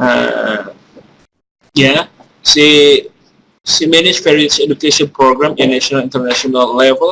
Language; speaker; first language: English; non-native, fluent; Indonesian